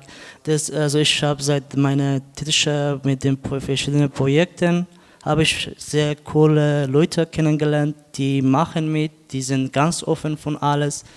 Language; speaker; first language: German; non-native, learner; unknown